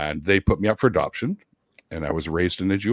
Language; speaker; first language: English; native; English